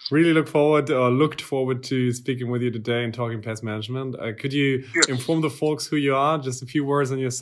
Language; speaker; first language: English; non-native, fluent; German